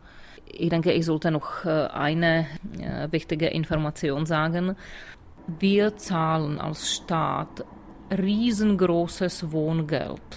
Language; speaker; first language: German; non-native, fluent; Czech